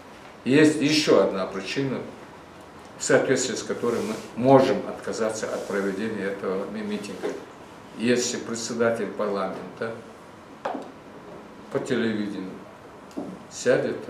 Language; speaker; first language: Russian; non-native, local second language; Ingush